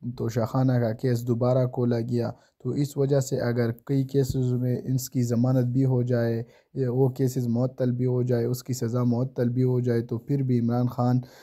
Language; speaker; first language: Urdu; non-native, local second language; Pashto